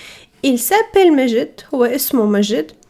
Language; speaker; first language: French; non-native, fluent; Arabic